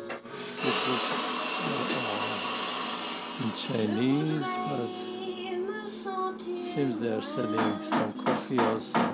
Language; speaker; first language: English; non-native, learner; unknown